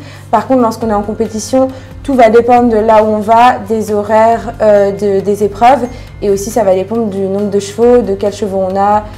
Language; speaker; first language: French; native; French